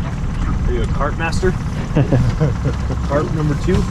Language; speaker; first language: English; native; English